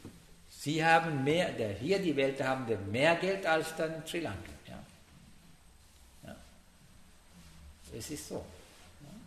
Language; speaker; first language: German; non-native, learner; Sinhala